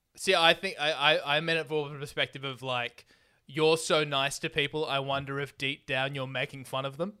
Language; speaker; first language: English; native; English